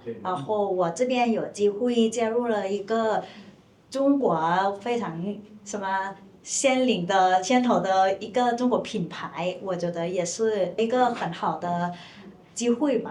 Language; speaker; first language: Chinese; non-native, fluent; Thai